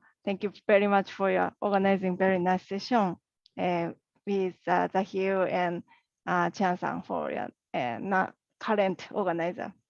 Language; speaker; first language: English; non-native, learner; Japanese